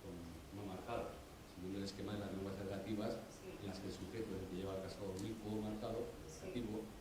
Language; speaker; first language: Spanish; native; Spanish